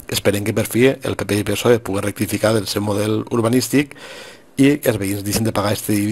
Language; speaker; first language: Catalan; native; Catalan